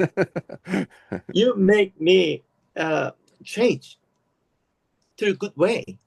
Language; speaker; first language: English; non-native, learner; Korean